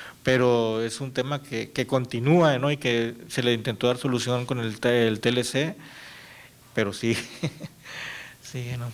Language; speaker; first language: Spanish; native; Spanish